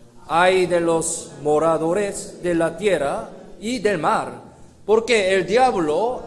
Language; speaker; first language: Spanish; non-native, fluent; Korean